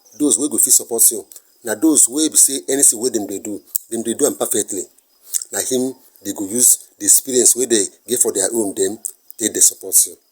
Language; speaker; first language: Nigerian Pidgin; non-native, local second language; Igbo